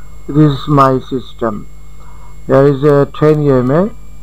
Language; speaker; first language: English; non-native, local second language; Bangla